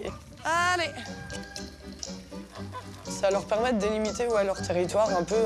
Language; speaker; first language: French; native; French